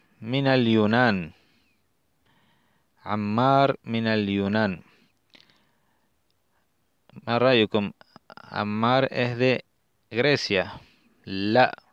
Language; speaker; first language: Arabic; non-native, learner; Spanish